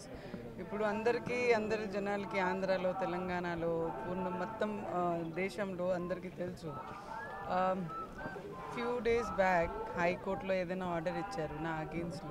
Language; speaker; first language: Telugu; non-native, learner; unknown